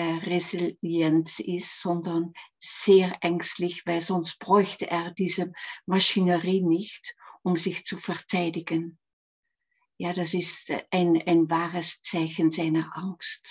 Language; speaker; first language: German; non-native, fluent; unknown